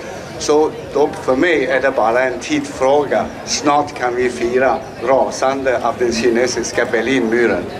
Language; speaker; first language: Swedish; non-native, fluent; Chinese